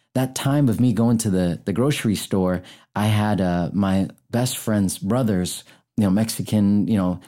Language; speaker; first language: English; native; English